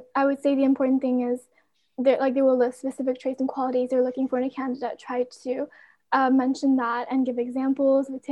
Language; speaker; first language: English; non-native, fluent; Chinese